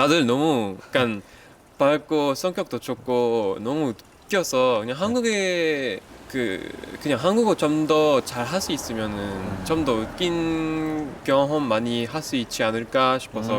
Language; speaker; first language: Korean; non-native, fluent; French